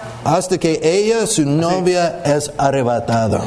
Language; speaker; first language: Spanish; non-native, learner; English